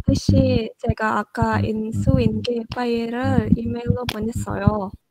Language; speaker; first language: Korean; non-native, learner; Indonesian